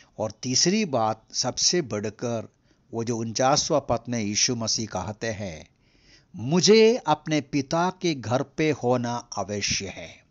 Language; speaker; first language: Hindi; non-native, local second language; Malayalam